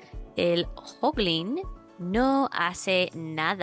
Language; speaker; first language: Spanish; non-native, fluent; English